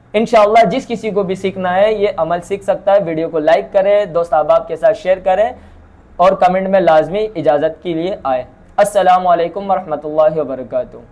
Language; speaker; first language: Urdu; non-native, local second language; Bangla